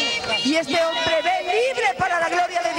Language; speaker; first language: Spanish; native; Spanish